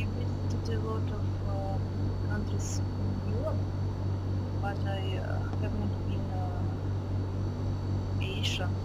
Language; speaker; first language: English; non-native, learner; Russian